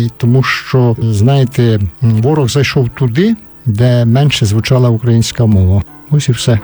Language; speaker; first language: Ukrainian; native; Ukrainian